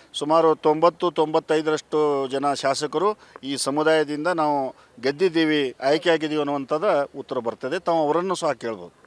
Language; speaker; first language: Kannada; non-native, local second language; Lambadi